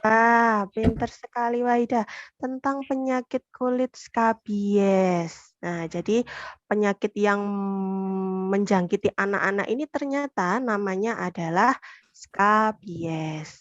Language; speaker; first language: Indonesian; native; Indonesian